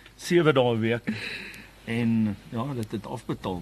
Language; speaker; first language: Afrikaans; native; Afrikaans